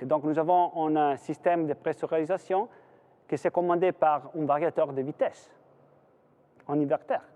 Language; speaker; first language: French; non-native, fluent; Italian